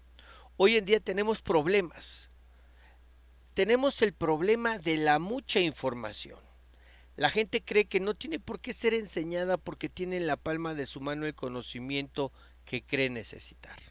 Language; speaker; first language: Spanish; native; Spanish